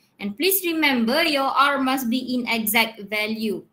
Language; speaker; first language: English; non-native, local second language; Malay